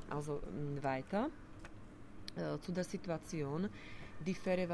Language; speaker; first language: German; non-native, fluent; Slovak